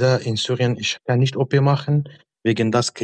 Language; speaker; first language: German; non-native, learner; Arabic